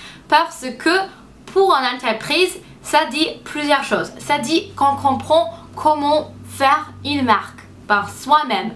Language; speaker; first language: French; non-native, fluent; English